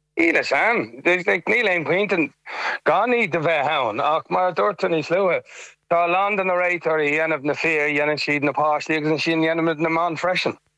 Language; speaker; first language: Irish; non-native, local second language; English